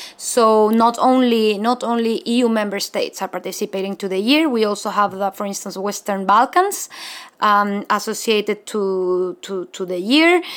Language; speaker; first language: English; non-native, fluent; Spanish